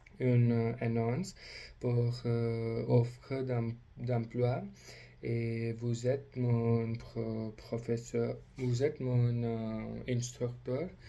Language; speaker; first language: French; non-native, learner; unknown